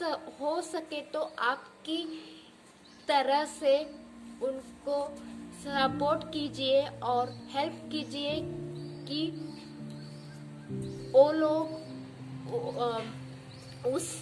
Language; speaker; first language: Hindi; non-native, local second language; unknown